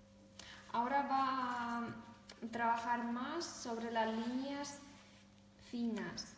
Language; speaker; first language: Spanish; non-native, fluent; Russian